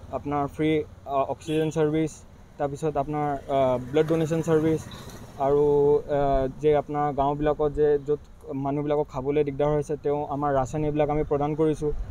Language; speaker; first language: Assamese; native; Assamese